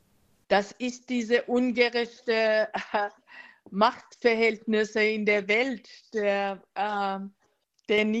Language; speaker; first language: German; non-native, fluent; Persian